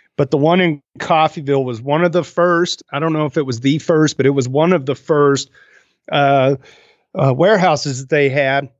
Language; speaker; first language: English; native; English